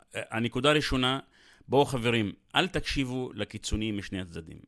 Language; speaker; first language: Hebrew; native; Hebrew